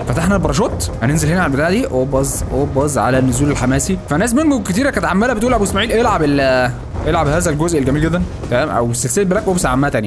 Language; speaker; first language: Arabic; native; Arabic